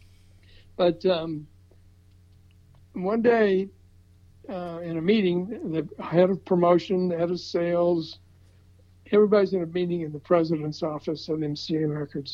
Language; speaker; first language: English; native; English